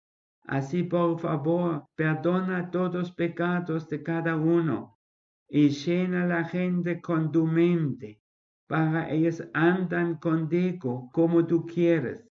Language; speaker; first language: Spanish; non-native, fluent; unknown